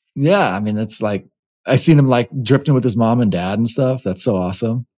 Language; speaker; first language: English; native; English